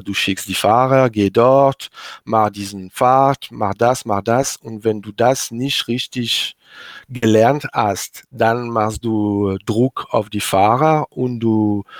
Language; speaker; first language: German; non-native, learner; French